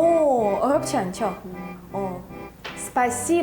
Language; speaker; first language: Korean; non-native, fluent; Russian